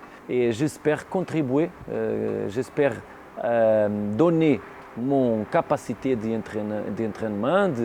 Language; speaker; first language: French; non-native, learner; Portuguese